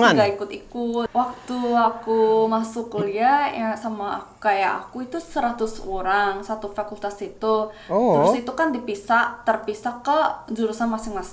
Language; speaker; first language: Indonesian; non-native, fluent; Korean